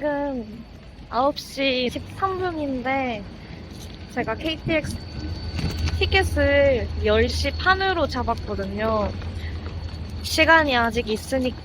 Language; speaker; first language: Korean; non-native, fluent; Japanese